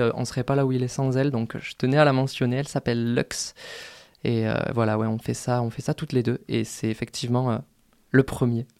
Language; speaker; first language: French; native; French